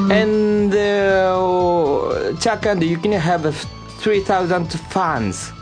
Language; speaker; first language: English; non-native, learner; Japanese